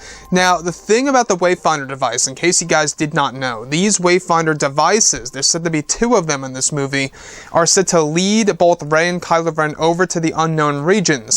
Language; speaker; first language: English; native; English